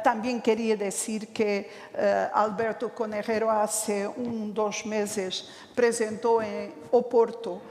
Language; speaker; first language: Spanish; non-native, fluent; Portuguese